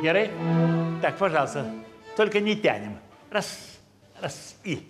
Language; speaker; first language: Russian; non-native, fluent; Lithuanian